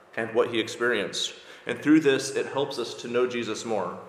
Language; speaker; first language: English; native; English